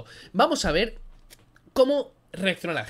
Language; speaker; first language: Spanish; native; Spanish